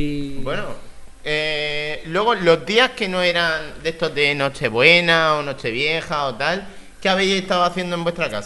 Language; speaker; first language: Spanish; native; Spanish